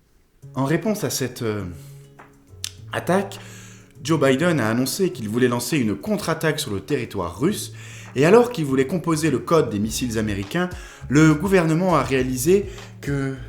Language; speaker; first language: French; native; French